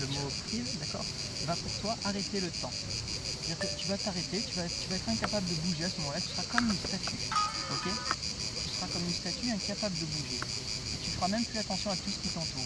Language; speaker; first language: French; native; French